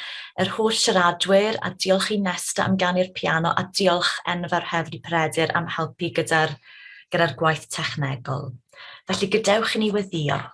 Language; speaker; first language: Welsh; native; Welsh